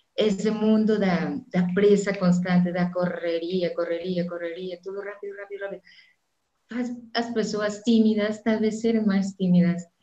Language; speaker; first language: Spanish; non-native, fluent; Portuguese